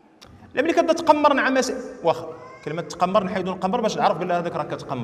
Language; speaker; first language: Arabic; native; Arabic